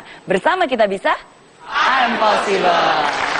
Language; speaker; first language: Indonesian; native; Indonesian